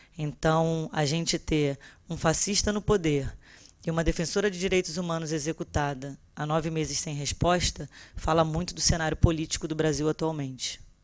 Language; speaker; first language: Portuguese; native; Portuguese